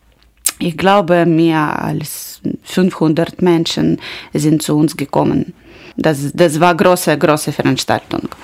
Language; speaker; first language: German; non-native, learner; Ukrainian